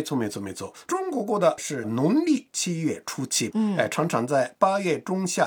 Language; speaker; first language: Chinese; non-native, fluent; Japanese